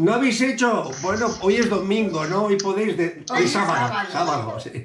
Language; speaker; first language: Spanish; native; Spanish